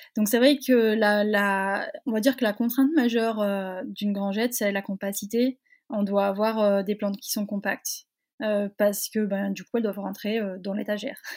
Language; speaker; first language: French; native; French